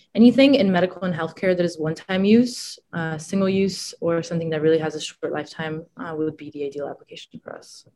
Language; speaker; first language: English; non-native, fluent; Italian